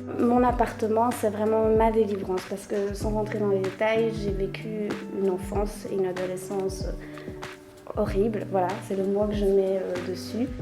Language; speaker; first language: French; native; French